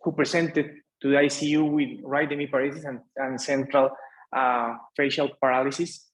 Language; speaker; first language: English; non-native, fluent; Spanish